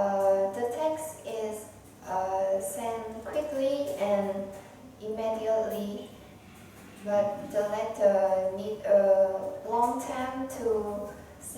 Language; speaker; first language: English; non-native, learner; Vietnamese